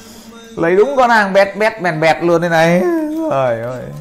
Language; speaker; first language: Vietnamese; native; Vietnamese